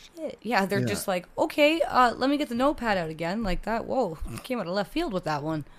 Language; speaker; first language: English; native; English